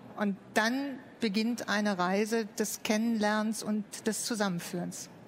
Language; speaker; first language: German; native; German